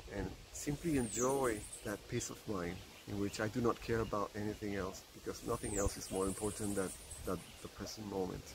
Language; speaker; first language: English; non-native, fluent; Spanish